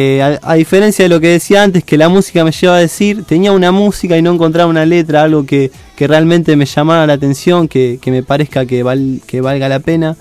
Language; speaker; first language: Spanish; native; Spanish